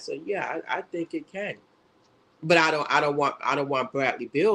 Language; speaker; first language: English; native; English